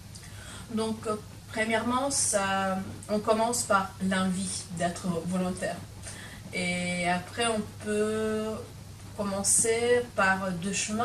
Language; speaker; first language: French; non-native, fluent; Lithuanian